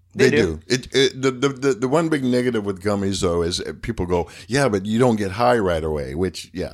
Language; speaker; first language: English; native; English